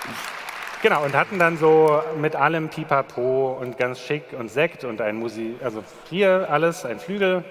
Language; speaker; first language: German; native; German